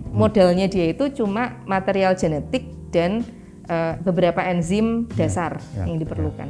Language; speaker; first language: Indonesian; native; Indonesian